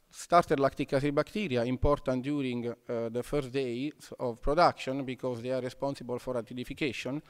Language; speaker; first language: English; non-native, fluent; Italian